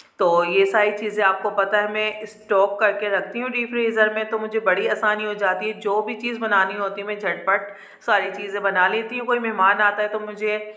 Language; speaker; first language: Urdu; native; Urdu